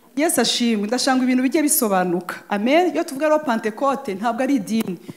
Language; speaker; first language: Kinyarwanda; native; Kinyarwanda